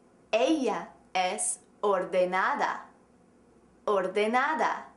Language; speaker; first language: Spanish; non-native, fluent; English